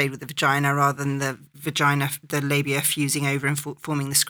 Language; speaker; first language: English; native; English